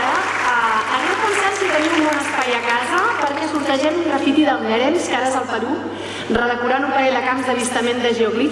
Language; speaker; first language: Catalan; native; Catalan